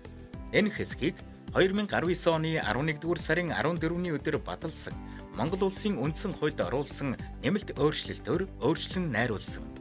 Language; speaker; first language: Mongolian; native; Mongolian